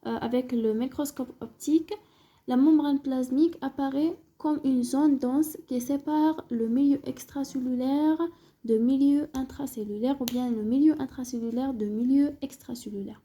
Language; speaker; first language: French; non-native, local second language; Arabic